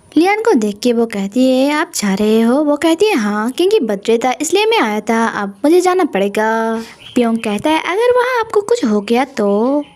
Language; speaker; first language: Hindi; non-native, local second language; Bangla